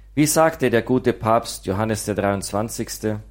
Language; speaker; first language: German; native; German